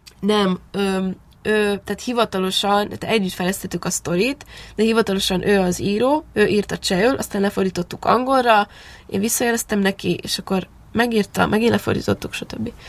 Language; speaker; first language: Hungarian; early bilingual, heritage; Hungarian